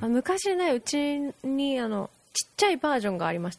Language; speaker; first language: Japanese; native; Japanese